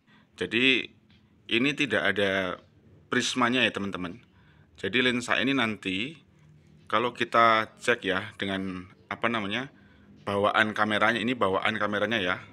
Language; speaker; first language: Indonesian; native; Indonesian